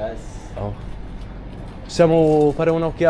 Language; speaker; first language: Italian; non-native, learner; Arabic